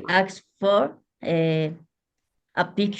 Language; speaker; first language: English; non-native, learner; Spanish